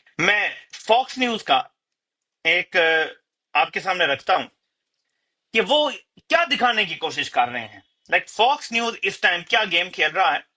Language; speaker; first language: Urdu; native; Urdu